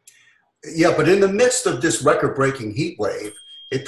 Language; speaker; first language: English; native; English